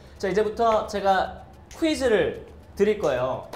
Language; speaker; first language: Korean; native; Korean